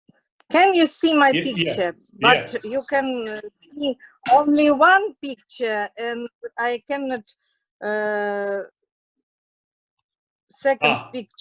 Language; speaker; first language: English; non-native, learner; Russian